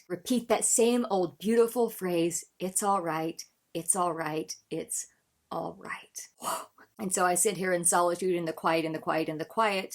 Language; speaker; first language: English; native; English